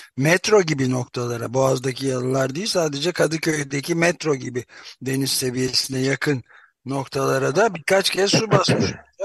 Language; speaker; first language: Turkish; native; Turkish